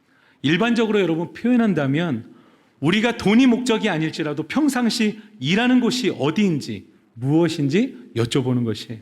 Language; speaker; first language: Korean; native; Korean